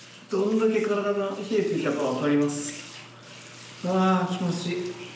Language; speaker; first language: Japanese; native; Japanese